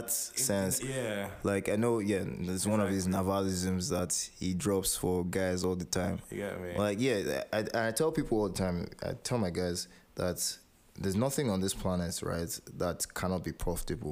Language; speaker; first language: English; non-native, local second language; Yoruba